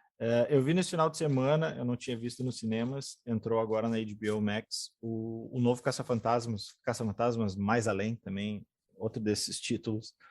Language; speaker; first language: Portuguese; native; Portuguese